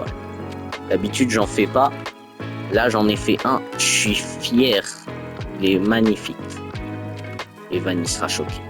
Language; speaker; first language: French; native; French